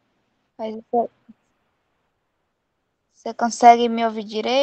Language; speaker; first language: Portuguese; non-native, local second language; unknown